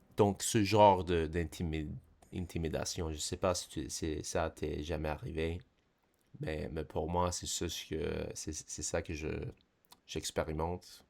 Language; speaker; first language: French; non-native, fluent; English